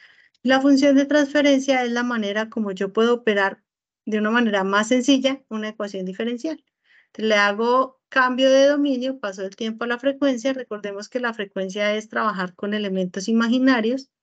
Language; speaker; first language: Spanish; native; Spanish